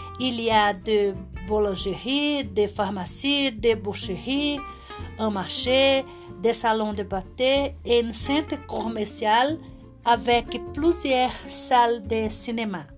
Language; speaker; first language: French; non-native, learner; Portuguese